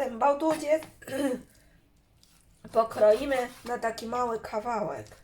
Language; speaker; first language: Polish; non-native, learner; Chinese